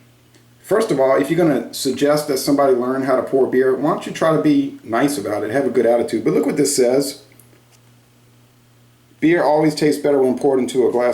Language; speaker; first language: English; native; English